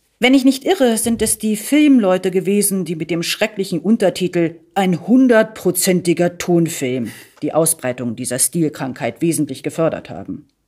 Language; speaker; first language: German; early bilingual, other home language; Italian